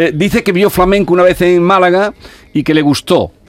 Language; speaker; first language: Spanish; native; Spanish